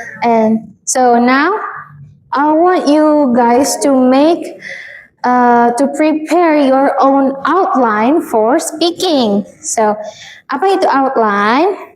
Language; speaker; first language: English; non-native, fluent; Indonesian